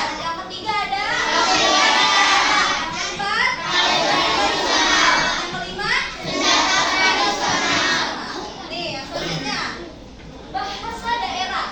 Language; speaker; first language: Indonesian; native; Indonesian